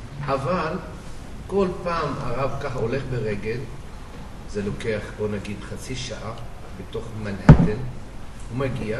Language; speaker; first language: Hebrew; non-native, fluent; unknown